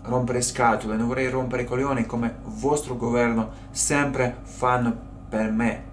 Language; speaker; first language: Italian; non-native, learner; Russian